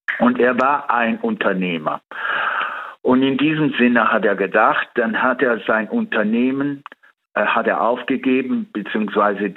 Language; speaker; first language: German; early bilingual, heritage; Italian